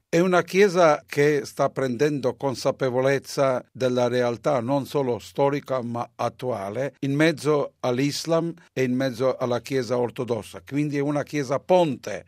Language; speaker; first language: Italian; non-native, fluent; Albanian